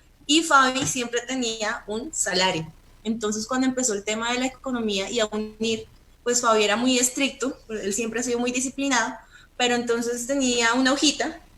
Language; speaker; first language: Spanish; native; Spanish